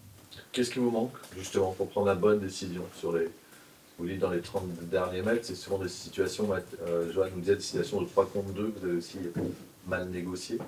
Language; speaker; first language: French; native; French